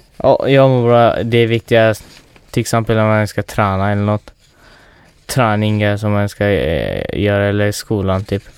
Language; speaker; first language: Swedish; early bilingual, other home language; Persian